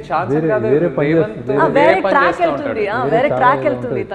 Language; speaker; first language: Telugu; non-native, local second language; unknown